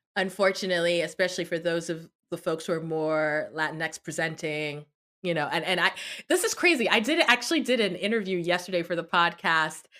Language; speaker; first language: English; early bilingual, other home language; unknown